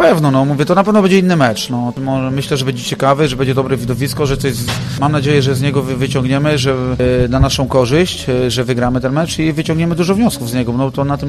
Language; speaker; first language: Polish; native; Polish